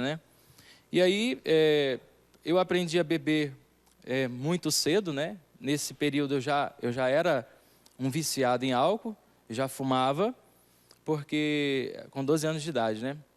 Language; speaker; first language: Portuguese; native; Portuguese